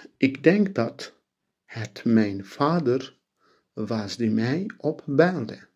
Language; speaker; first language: Dutch; non-native, fluent; Turkish